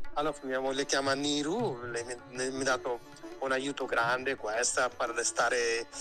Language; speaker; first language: Italian; non-native, learner; Hindi